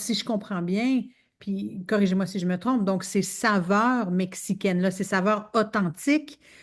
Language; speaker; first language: French; native; French